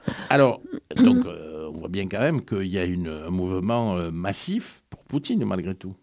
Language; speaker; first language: French; native; French